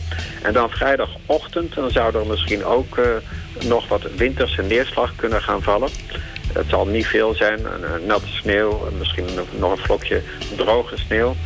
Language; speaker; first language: Dutch; native; Dutch